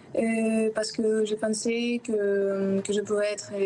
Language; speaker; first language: French; non-native, fluent; Ukrainian